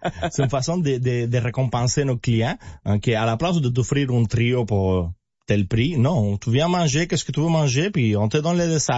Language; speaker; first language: French; non-native, fluent; Spanish